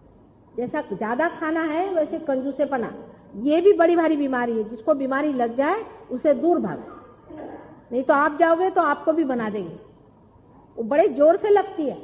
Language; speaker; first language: Hindi; non-native, local second language; Marathi